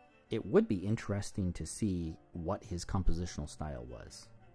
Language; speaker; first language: English; native; English